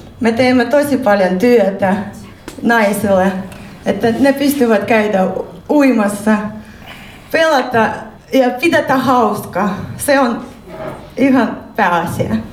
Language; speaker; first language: Finnish; non-native, learner; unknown